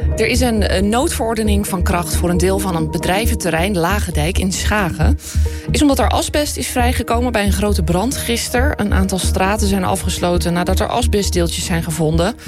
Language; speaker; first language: Dutch; native; Dutch